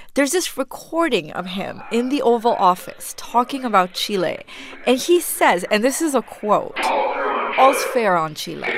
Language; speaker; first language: English; non-native, fluent; Spanish